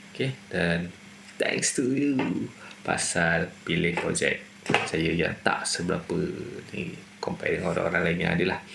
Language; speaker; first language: Malay; native; Malay